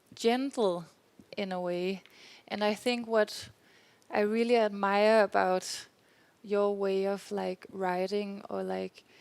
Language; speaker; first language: English; non-native, fluent; Danish